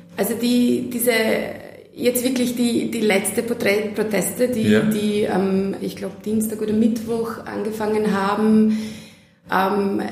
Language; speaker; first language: German; non-native, fluent; Serbian